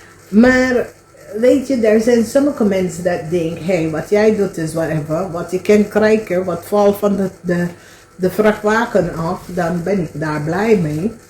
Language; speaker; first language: Dutch; non-native, learner; English